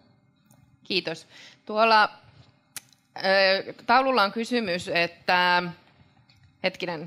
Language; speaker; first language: Finnish; native; Finnish